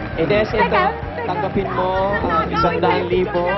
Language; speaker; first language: Filipino; native; Filipino